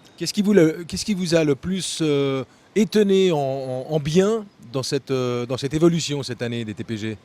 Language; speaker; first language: French; native; French